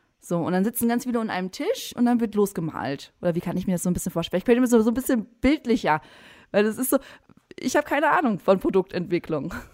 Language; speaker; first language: German; native; German